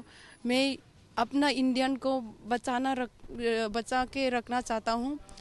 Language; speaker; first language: Hindi; non-native, local second language; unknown